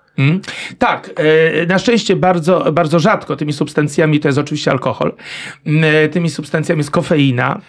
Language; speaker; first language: Polish; native; Polish